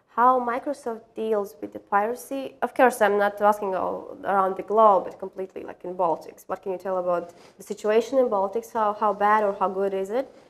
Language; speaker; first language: English; non-native, fluent; Latvian